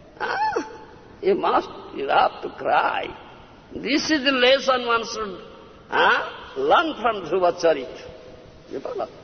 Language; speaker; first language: English; non-native, local second language; Odia